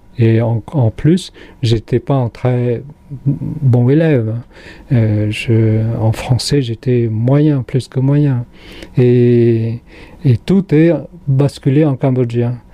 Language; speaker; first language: French; non-native, local second language; Khmer